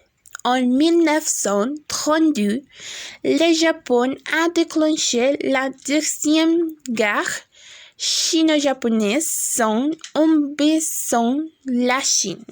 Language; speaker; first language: French; non-native, learner; Spanish